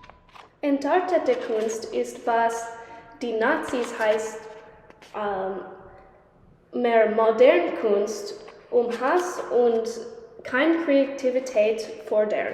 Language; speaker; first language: German; non-native, learner; English